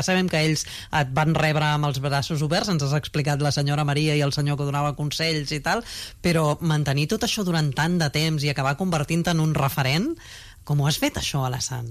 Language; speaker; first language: Catalan; native; Catalan